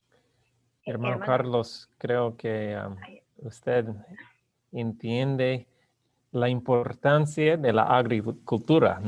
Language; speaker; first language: Spanish; non-native, learner; English